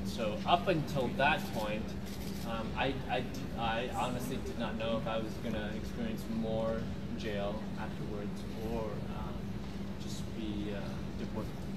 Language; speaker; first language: English; early bilingual, other home language; Vietnamese